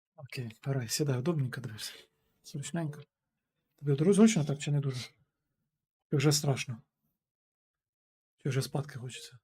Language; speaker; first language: Ukrainian; native; Ukrainian